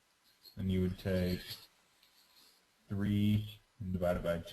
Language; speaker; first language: English; native; English